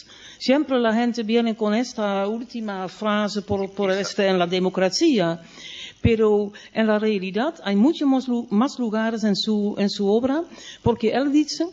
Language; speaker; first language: Spanish; non-native, fluent; Dutch